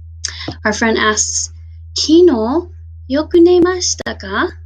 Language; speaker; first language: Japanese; non-native, fluent; English